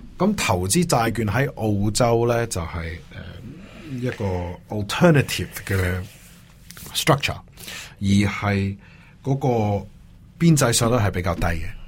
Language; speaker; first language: Cantonese; early bilingual, heritage; Cantonese